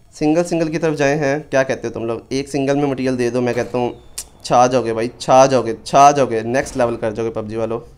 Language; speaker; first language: Hindi; native; Hindi